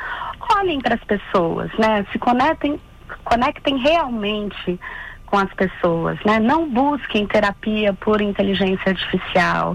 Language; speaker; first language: Portuguese; native; Portuguese